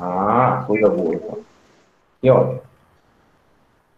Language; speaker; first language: Portuguese; native; Portuguese